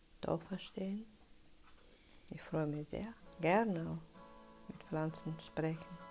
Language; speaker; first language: German; non-native, learner; Russian